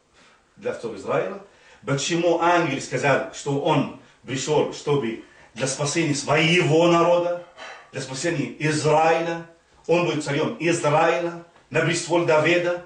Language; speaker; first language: Russian; non-native, fluent; Arabic